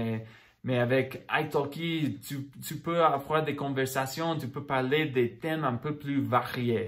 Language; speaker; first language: French; non-native, fluent; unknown